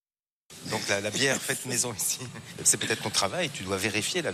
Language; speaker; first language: French; native; French